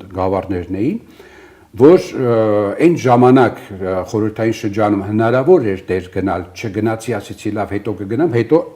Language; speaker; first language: Armenian; early bilingual, other home language; Italian